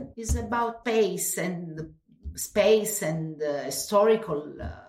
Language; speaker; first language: English; non-native, fluent; Italian